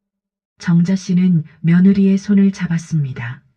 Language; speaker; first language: Korean; native; Korean